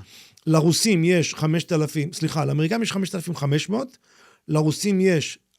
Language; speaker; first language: Hebrew; native; Hebrew